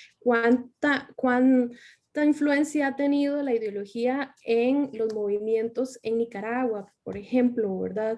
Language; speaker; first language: Spanish; native; Spanish